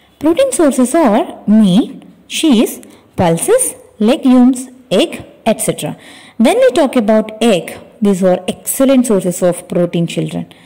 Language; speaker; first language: English; non-native, local second language; Telugu